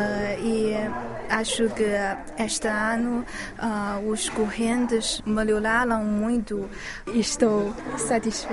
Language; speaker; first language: Portuguese; non-native, learner; Chinese